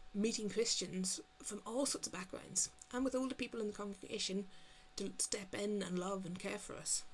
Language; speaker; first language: English; native; English